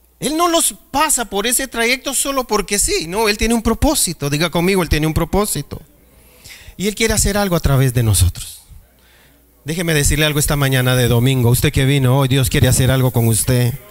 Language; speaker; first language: Spanish; native; Spanish